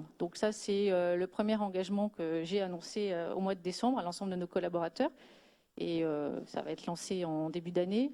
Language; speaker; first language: French; native; French